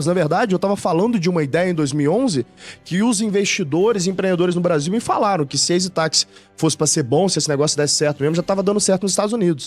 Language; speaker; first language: Portuguese; native; Portuguese